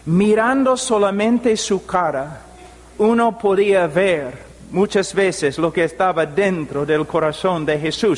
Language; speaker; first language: Spanish; non-native, fluent; English